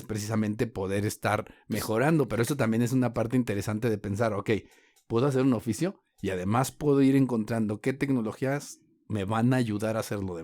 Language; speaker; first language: Spanish; native; Spanish